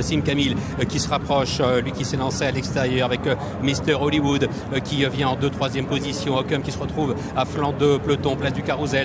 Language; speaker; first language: French; native; French